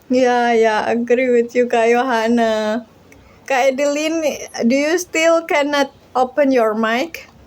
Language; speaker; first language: English; non-native, learner; Indonesian